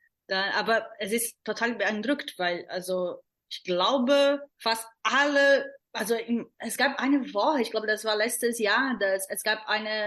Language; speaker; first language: German; non-native, fluent; Portuguese